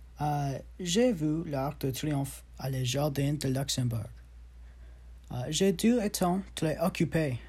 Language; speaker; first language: French; non-native, learner; English